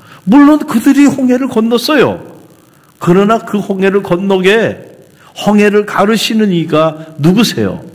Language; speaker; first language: Korean; native; Korean